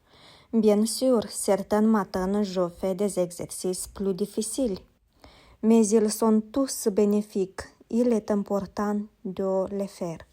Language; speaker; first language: French; non-native, learner; Romanian